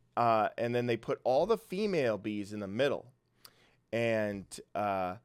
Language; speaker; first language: English; native; English